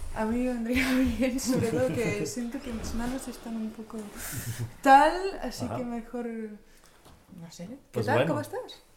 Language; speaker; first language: Spanish; non-native, fluent; Czech